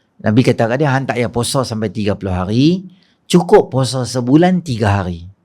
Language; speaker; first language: Malay; native; Malay